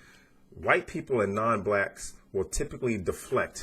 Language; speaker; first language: English; native; English